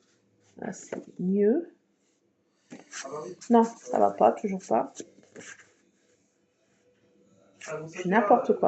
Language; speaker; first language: French; native; French